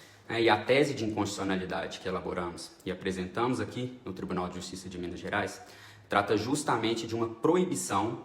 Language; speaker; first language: Portuguese; native; Portuguese